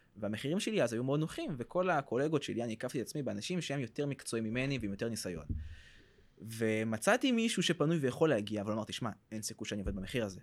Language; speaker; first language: Hebrew; early bilingual, other home language; French